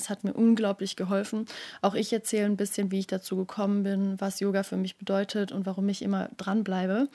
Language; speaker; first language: German; native; German